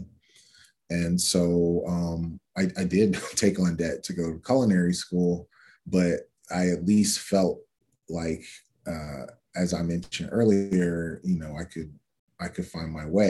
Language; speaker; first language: English; native; English